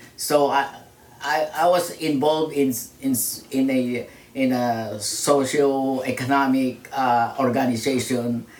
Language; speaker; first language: English; non-native, local second language; Filipino